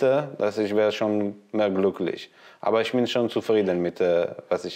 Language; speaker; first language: German; non-native, learner; Italian